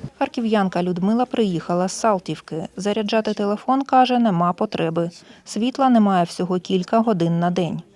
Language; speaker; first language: Ukrainian; native; Ukrainian